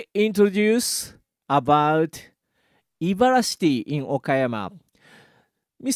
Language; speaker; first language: English; non-native, learner; Japanese